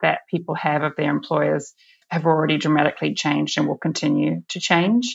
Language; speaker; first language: English; native; English